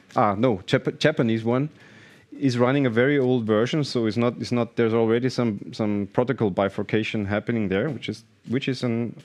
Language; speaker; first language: English; non-native, fluent; German